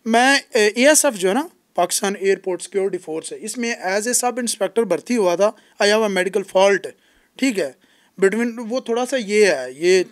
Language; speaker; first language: Urdu; non-native, local second language; Punjabi